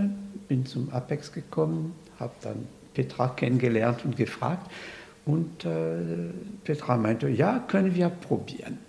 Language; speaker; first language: German; non-native, fluent; French